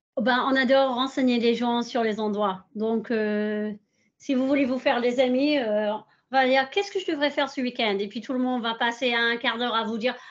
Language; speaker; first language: French; non-native, fluent; English